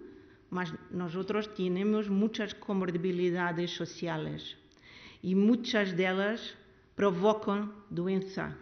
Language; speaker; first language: Spanish; non-native, learner; Portuguese